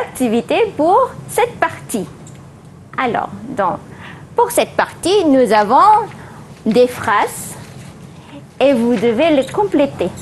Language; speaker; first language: French; non-native, fluent; Malay